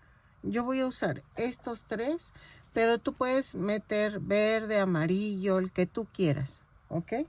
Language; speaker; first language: Spanish; native; Spanish